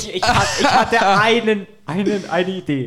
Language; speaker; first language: German; native; German